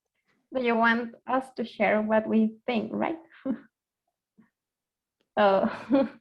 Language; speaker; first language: English; non-native, learner; Spanish